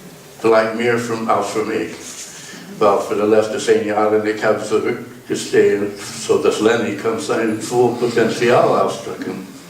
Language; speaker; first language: German; non-native, learner; English